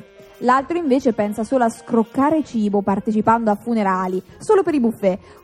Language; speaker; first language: Italian; native; Italian